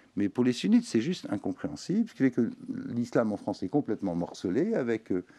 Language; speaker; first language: French; native; French